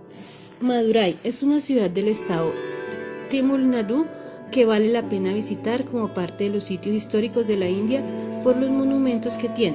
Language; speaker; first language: Spanish; native; Spanish